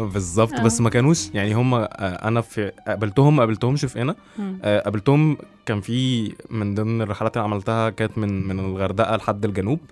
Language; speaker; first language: Arabic; native; Arabic